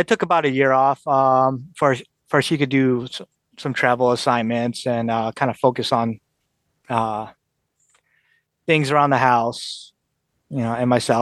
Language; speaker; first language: English; native; English